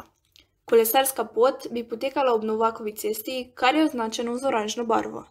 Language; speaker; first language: Slovenian; native; Slovenian